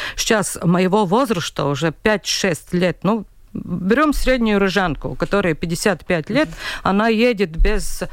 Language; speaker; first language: Russian; non-native, local second language; Latvian